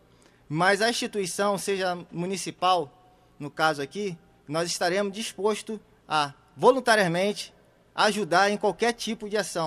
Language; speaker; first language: Portuguese; native; Portuguese